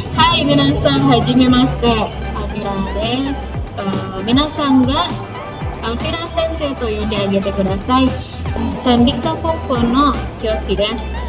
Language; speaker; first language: Indonesian; native; Indonesian